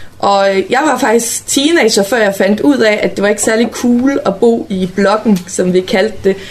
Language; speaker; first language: Danish; native; Danish